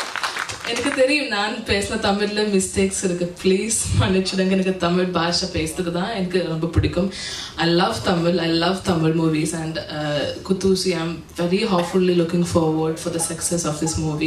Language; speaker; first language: Tamil; non-native, learner; Malayalam